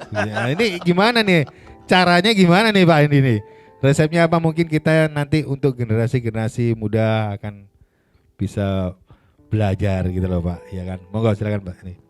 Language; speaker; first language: Indonesian; native; Indonesian